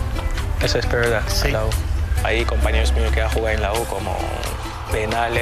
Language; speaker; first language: Spanish; non-native, fluent; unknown